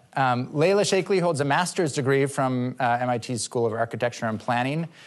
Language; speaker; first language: English; native; English